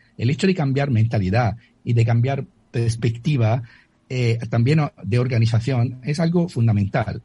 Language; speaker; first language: Spanish; non-native, fluent; Italian